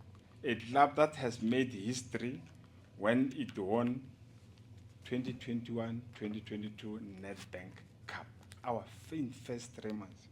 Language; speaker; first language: English; non-native, local second language; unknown